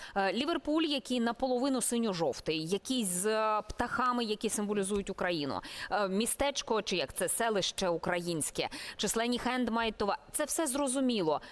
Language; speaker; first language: Ukrainian; native; Ukrainian